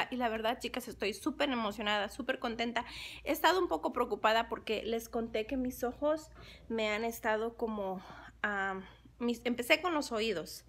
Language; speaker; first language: Spanish; native; Spanish